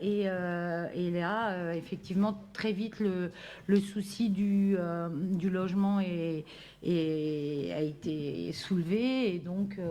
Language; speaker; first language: French; native; French